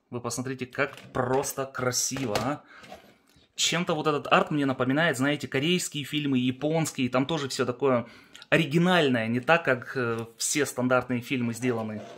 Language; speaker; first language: Russian; early bilingual, heritage; Russian